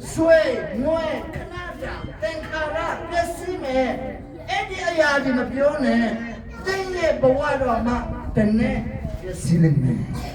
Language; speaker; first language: Burmese; non-native, local second language; Hakha Chin